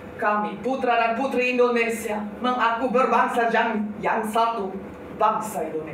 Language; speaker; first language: Indonesian; non-native, fluent; German